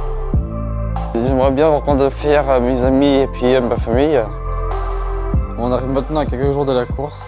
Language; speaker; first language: French; native; French